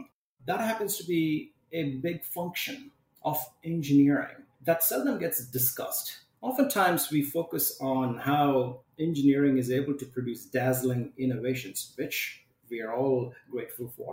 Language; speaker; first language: English; non-native, local second language; Tamil